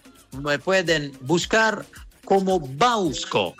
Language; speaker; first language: Spanish; non-native, learner; Italian